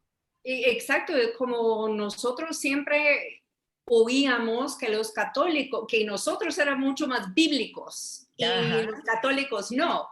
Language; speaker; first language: Spanish; early bilingual, heritage; Spanish